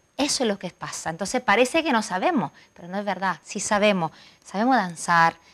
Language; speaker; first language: Spanish; non-native, fluent; Italian